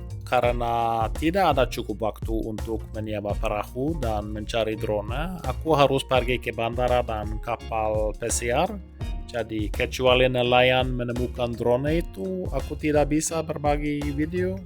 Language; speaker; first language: Indonesian; non-native, fluent; Norwegian